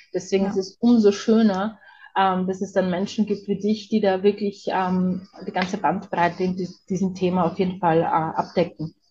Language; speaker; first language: German; native; German